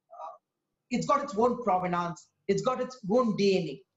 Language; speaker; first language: English; non-native, local second language; Tamil